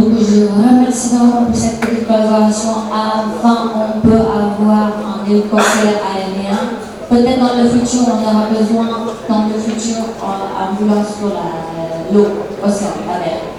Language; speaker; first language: French; non-native, learner; Indonesian